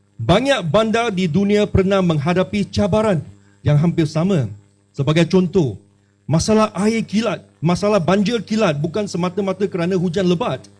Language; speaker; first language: Malay; non-native, local second language; Chinese